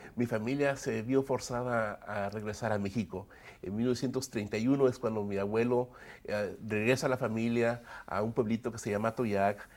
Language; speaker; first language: Spanish; early bilingual, other home language; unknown